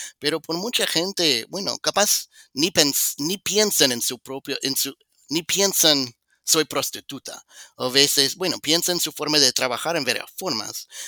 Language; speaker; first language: Spanish; non-native, fluent; English